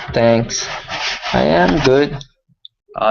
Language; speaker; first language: English; non-native, learner; Portuguese